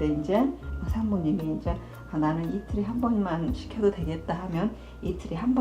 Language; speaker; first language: Korean; native; Korean